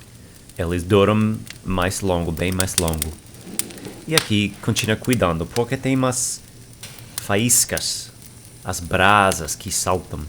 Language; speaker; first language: Portuguese; non-native, fluent; English